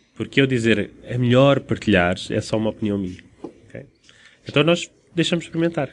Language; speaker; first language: Portuguese; native; Portuguese